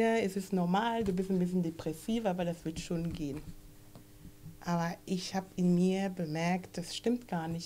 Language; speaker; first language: German; non-native, fluent; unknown